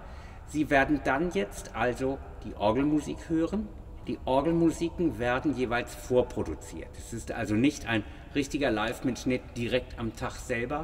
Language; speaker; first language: German; native; German